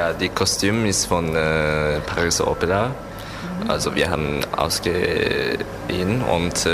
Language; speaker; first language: German; non-native, learner; Japanese